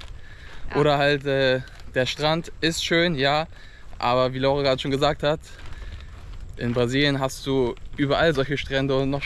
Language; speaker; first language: German; native; German